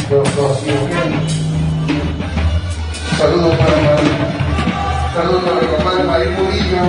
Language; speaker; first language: Spanish; native; Spanish